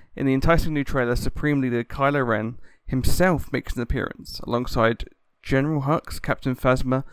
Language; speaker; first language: English; native; English